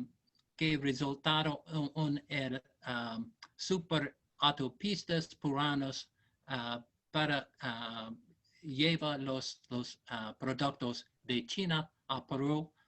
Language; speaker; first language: Spanish; non-native, learner; English